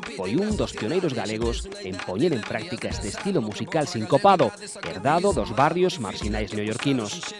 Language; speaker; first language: Galician; native; Galician